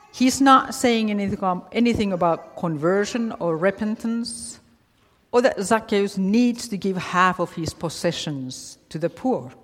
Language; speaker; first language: English; non-native, fluent; Finnish